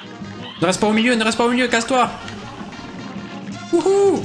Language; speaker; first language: French; native; French